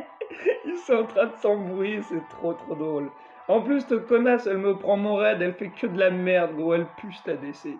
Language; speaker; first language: French; native; French